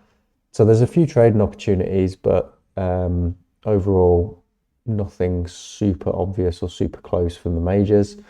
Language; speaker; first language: English; native; English